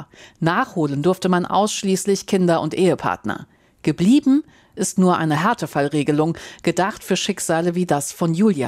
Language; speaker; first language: German; native; German